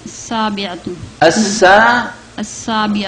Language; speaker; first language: Arabic; non-native, learner; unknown